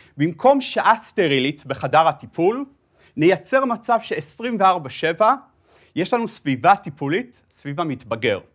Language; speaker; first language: Hebrew; native; Hebrew